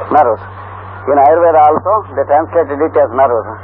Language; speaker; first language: English; non-native, local second language; Telugu